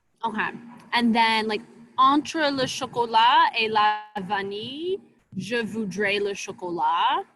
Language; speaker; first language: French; non-native, fluent; English